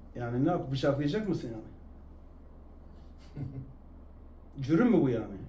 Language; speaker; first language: Turkish; non-native, local second language; Kurdish